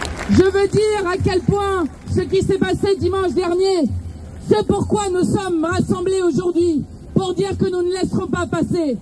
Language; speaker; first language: French; native; French